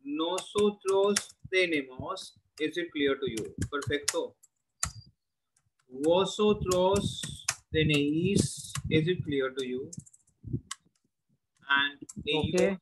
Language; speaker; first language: Spanish; non-native, learner; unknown